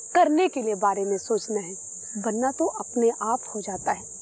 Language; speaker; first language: Hindi; native; Hindi